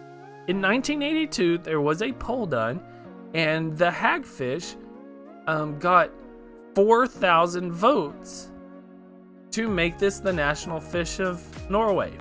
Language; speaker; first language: English; native; English